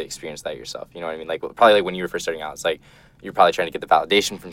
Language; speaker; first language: English; native; English